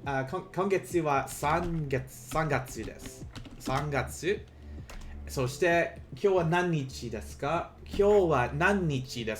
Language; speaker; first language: Japanese; non-native, learner; English